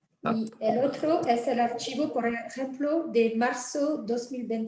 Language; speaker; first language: Spanish; non-native, fluent; French